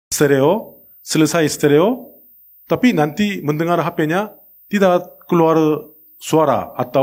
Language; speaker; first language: Indonesian; non-native, learner; Korean